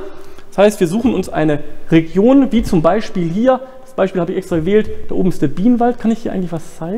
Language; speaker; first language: German; native; German